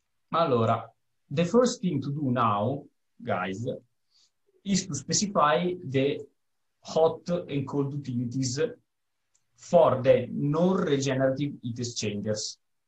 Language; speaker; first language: English; non-native, fluent; Italian